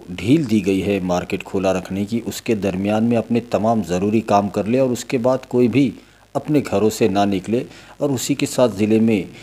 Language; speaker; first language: Hindi; non-native, local second language; Urdu